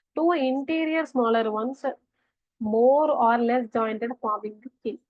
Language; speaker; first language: English; non-native, local second language; Tamil